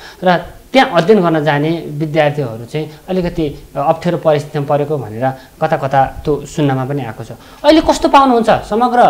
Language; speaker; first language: Nepali; native; Nepali